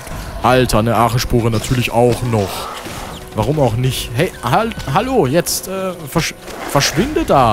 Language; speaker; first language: German; native; German